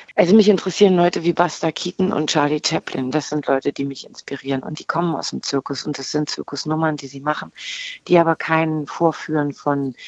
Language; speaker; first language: German; native; German